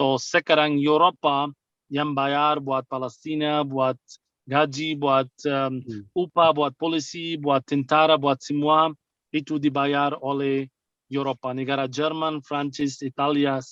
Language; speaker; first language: Indonesian; non-native, fluent; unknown